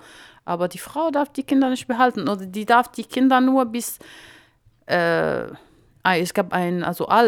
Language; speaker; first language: German; non-native, learner; Arabic